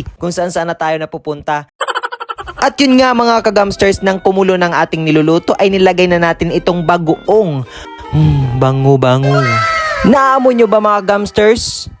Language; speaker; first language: Filipino; non-native, local second language; Hiligaynon